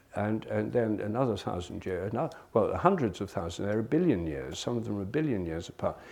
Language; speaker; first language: English; native; English